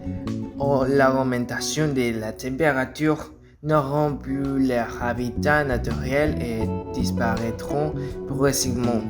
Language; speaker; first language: French; non-native, learner; Spanish